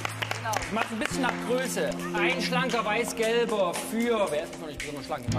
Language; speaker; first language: German; native; German